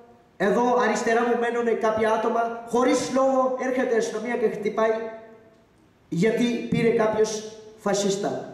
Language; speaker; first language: Greek; non-native, learner; Urdu